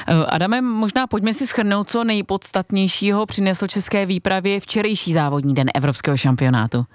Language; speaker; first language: Czech; native; Czech